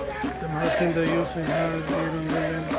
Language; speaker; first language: Swedish; non-native, learner; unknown